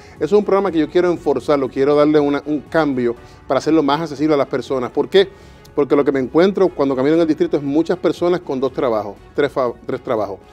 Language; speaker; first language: Spanish; native; Spanish